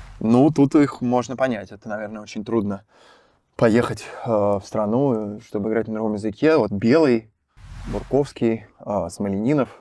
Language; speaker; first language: Russian; native; Russian